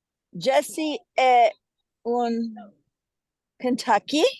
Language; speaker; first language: French; non-native, learner; English